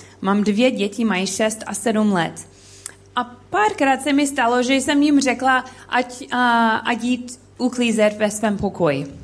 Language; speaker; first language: Czech; non-native, learner; English